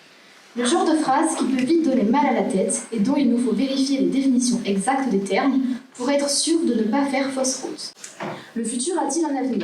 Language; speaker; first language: French; native; French